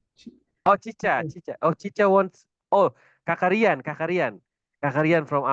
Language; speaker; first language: English; non-native, fluent; Indonesian